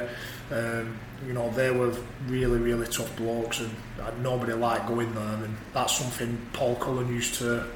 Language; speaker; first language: English; native; English